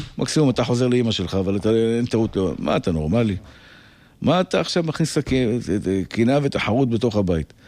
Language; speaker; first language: Hebrew; native; Hebrew